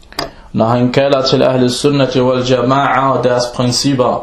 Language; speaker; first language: Danish; early bilingual, other home language; Arabic